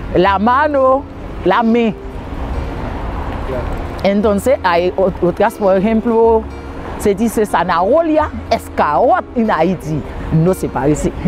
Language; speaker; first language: Spanish; non-native, fluent; Haitian Creole